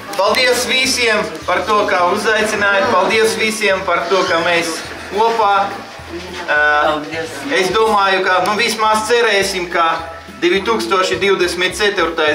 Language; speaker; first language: Latvian; non-native, local second language; Russian